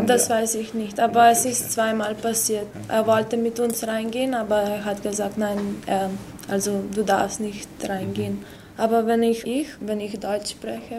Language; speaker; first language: German; non-native, fluent; Slovenian